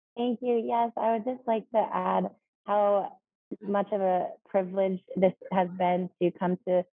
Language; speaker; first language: English; native; English